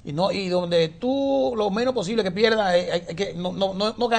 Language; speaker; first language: Spanish; native; Spanish